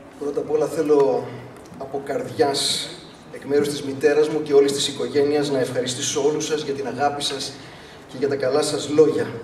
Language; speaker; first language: Greek; early bilingual, other home language; English